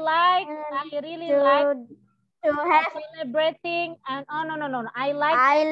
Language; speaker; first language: English; non-native, learner; Indonesian